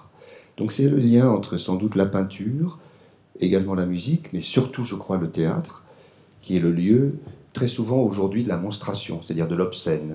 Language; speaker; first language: French; native; French